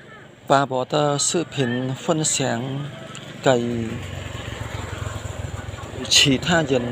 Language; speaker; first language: Chinese; non-native, learner; Khmer